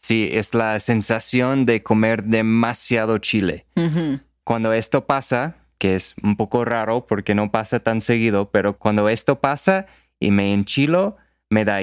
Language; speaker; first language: Spanish; non-native, fluent; English